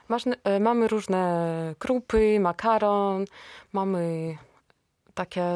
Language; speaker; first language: Polish; non-native, fluent; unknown